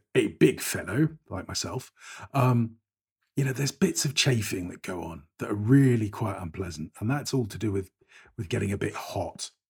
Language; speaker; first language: English; native; English